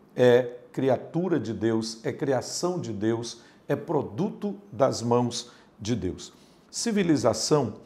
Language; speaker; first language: Portuguese; native; Portuguese